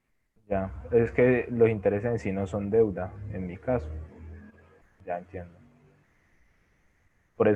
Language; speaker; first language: Spanish; native; Spanish